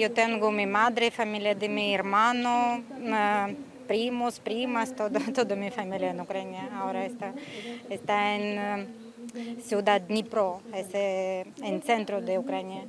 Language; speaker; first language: Spanish; non-native, learner; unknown